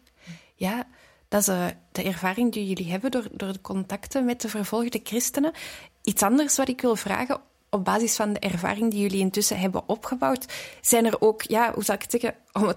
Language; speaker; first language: Dutch; native; Dutch